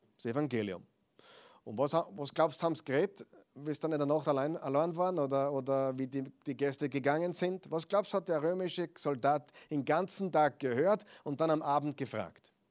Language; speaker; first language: German; non-native, fluent; English